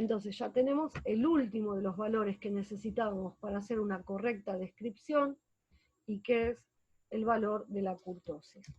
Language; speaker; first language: Spanish; native; Spanish